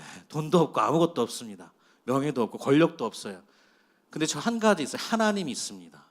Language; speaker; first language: Korean; native; Korean